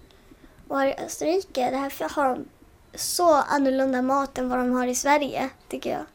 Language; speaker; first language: Swedish; early bilingual, heritage; Swedish